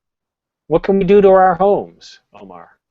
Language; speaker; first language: English; native; English